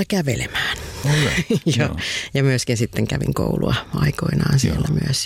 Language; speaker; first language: Finnish; native; Finnish